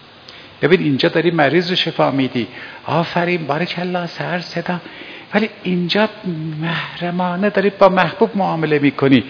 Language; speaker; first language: Persian; native; Persian